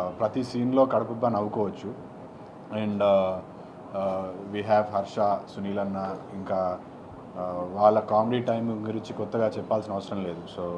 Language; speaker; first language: Telugu; native; Telugu